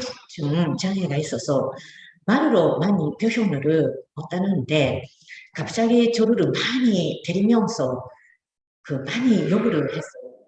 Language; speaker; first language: Korean; non-native, fluent; Japanese